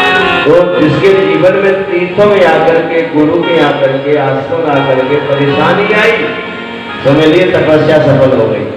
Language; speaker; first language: Hindi; native; Hindi